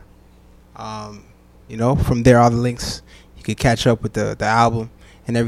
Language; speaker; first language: English; non-native, fluent; Arabic